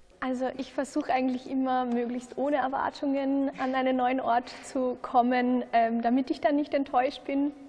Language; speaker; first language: German; native; German